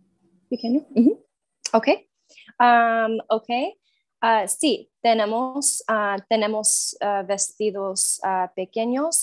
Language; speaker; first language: Spanish; non-native, learner; English